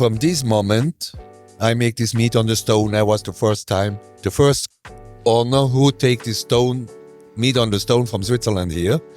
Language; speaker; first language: English; non-native, learner; German